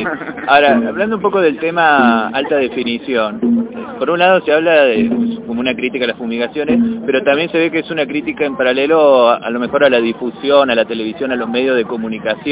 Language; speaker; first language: Spanish; native; Spanish